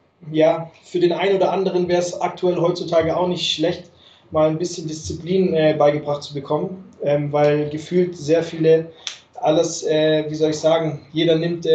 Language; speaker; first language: German; native; German